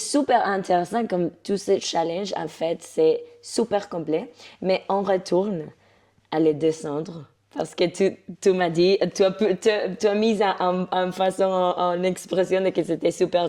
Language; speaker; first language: French; non-native, fluent; Spanish